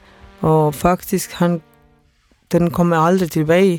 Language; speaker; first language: Danish; non-native, fluent; Estonian